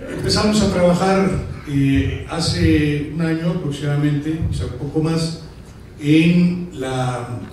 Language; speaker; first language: Spanish; native; Spanish